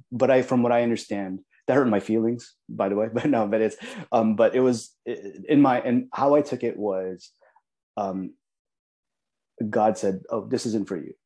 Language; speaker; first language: English; early bilingual, other home language; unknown